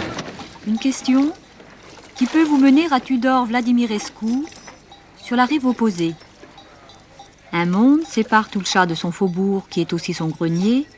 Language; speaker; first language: French; native; French